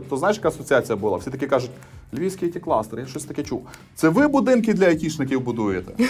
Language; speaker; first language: Ukrainian; native; Ukrainian